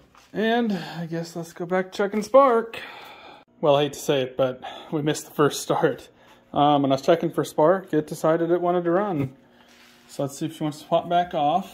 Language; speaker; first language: English; native; English